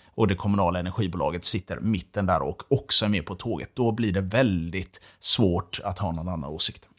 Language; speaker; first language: Swedish; native; Swedish